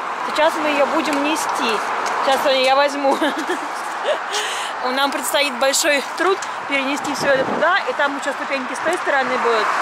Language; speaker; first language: Russian; native; Russian